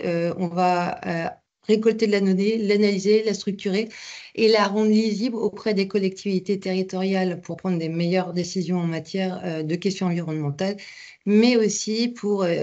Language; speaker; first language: French; native; French